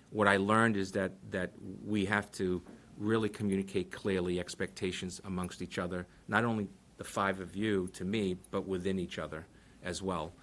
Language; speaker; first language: English; early bilingual, other home language; Portuguese